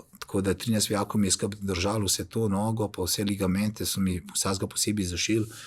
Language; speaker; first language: Slovenian; early bilingual, other home language; Bosnian